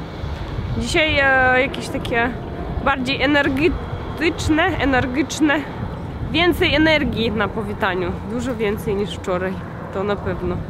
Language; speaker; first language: Polish; non-native, fluent; Russian